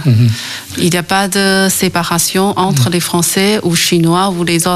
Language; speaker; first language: French; non-native, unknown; Chinese